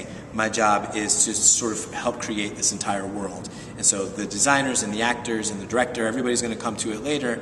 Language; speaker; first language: English; native; English